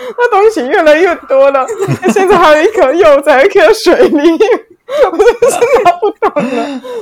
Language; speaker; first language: Chinese; non-native, fluent; German